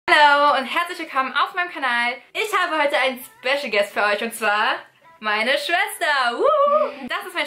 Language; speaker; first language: German; native; German